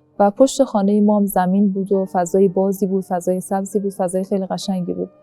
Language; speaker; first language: Persian; native; Persian